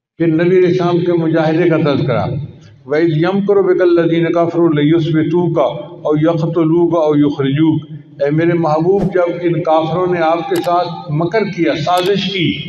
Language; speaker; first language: Urdu; non-native, local second language; Punjabi